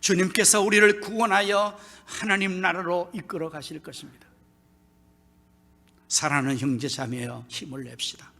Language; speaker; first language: Korean; native; Korean